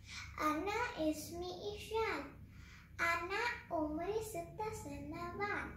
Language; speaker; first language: Arabic; non-native, learner; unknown